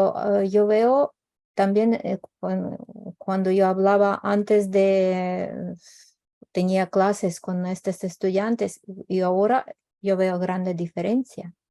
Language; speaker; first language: Spanish; non-native, fluent; Ukrainian